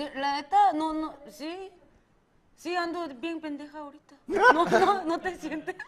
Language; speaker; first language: Spanish; non-native, fluent; Korean